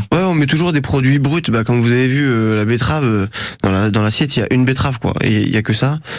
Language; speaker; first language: French; native; French